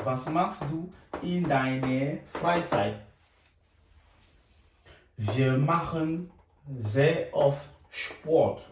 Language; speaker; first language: German; non-native, fluent; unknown